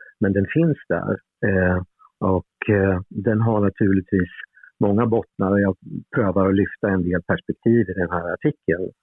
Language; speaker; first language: Swedish; native; Swedish